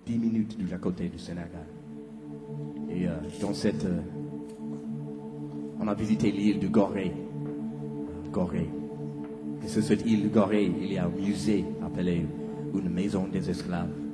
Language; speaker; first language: French; non-native, learner; English